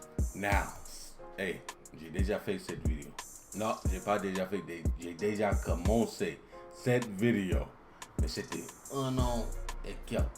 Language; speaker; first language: French; non-native, learner; English